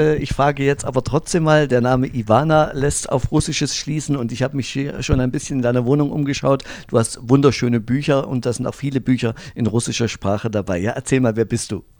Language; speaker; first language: German; native; German